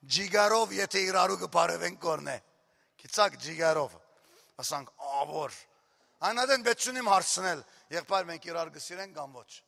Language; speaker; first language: Armenian; early bilingual, heritage; Armenian